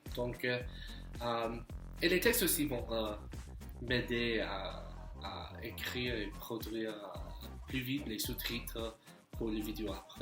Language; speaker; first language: French; non-native, fluent; English